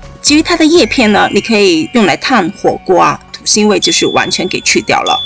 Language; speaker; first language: Chinese; native; Chinese